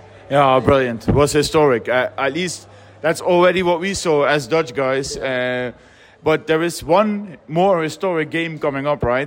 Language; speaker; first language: English; non-native, fluent; Dutch